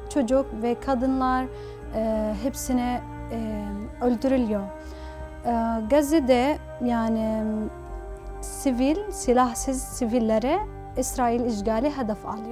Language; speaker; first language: Turkish; non-native, learner; Arabic